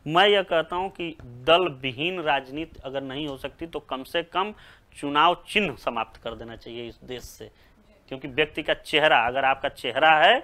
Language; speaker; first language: Hindi; native; Hindi